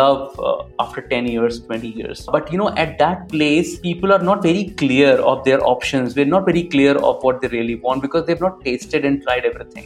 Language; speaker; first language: English; non-native, local second language; Hindi